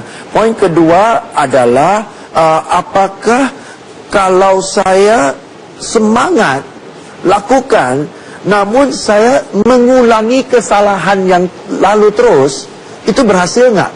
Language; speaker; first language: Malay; non-native, fluent; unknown